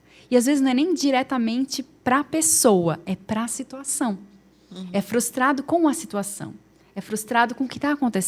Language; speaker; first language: Portuguese; native; Portuguese